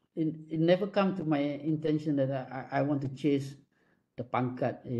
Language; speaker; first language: English; non-native, local second language; Malay